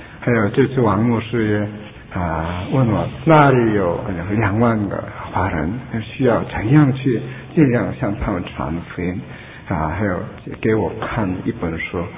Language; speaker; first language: Chinese; non-native, learner; Korean